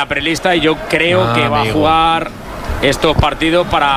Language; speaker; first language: Spanish; native; Spanish